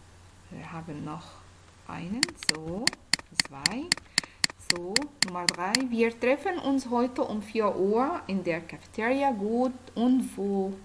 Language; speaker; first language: German; non-native, fluent; Arabic